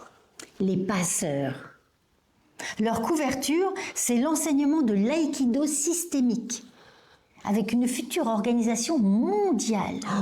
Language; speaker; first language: French; native; French